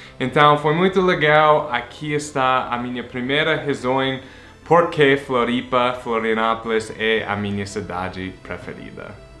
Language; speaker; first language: Portuguese; non-native, fluent; English